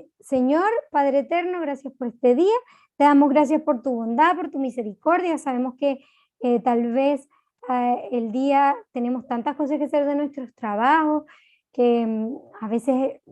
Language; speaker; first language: Spanish; native; Spanish